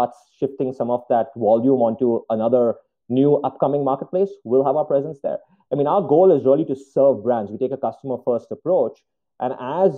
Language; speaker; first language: English; non-native, local second language; Hindi